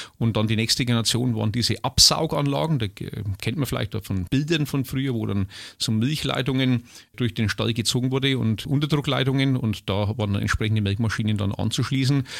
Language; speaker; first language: German; native; German